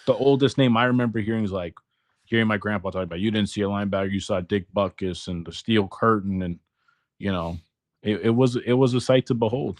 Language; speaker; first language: English; native; English